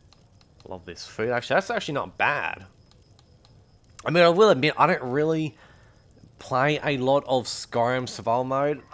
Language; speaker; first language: English; native; English